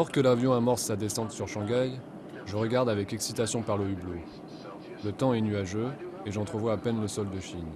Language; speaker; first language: French; native; French